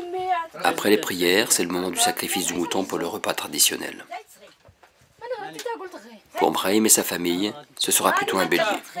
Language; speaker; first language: French; native; French